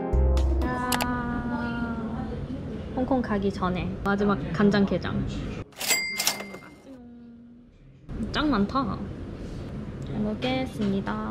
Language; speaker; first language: Korean; non-native, fluent; Cantonese